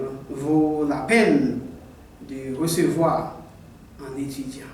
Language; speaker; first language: French; non-native, local second language; Haitian Creole